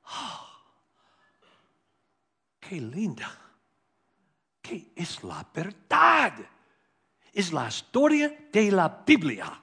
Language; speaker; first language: Spanish; non-native, learner; English